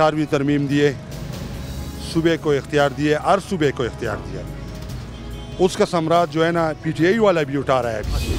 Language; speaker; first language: Hindi; non-native, local second language; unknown